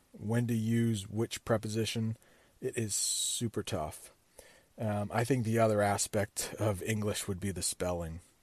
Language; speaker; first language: English; native; English